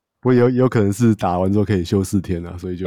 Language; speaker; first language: Chinese; native; Chinese